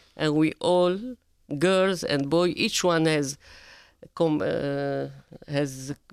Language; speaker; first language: English; non-native, fluent; Arabic